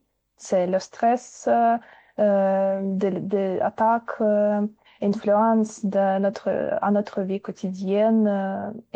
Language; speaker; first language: French; non-native, fluent; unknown